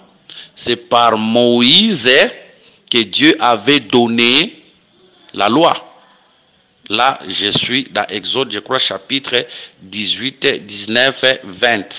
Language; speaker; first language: French; non-native, local second language; Lingala